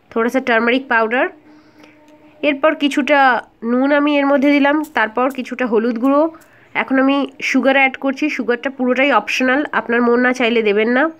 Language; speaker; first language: Hindi; non-native, local second language; Bangla